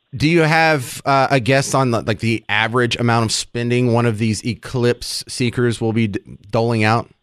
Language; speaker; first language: English; native; English